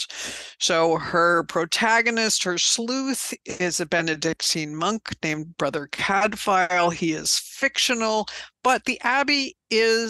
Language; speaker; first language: English; native; English